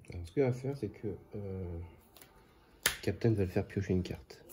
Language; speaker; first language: French; native; French